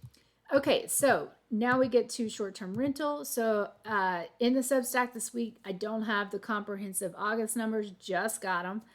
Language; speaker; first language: English; native; English